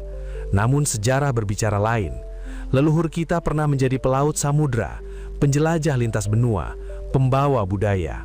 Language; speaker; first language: Indonesian; native; Indonesian